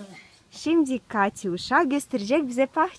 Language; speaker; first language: Turkish; non-native, learner; Russian